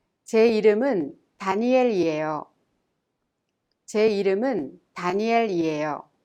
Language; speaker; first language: Korean; non-native, fluent; English